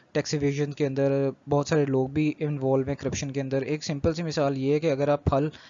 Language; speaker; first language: Urdu; native; Urdu